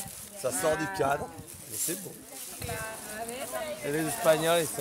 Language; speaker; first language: French; native; French